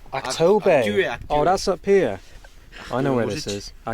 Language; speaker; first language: English; native; English